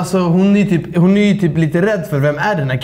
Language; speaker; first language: Swedish; native; Swedish